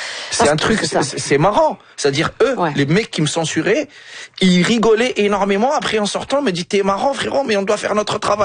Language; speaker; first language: French; non-native, local second language; Arabic